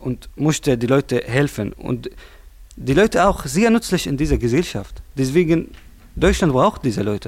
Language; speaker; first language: German; non-native, learner; Arabic